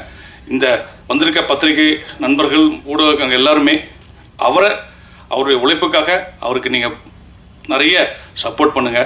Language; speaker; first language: Tamil; native; Tamil